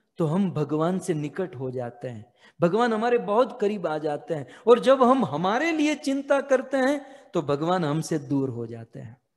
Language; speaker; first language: Hindi; native; Hindi